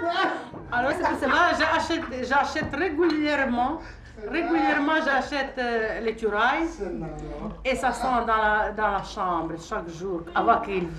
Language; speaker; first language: French; non-native, fluent; Russian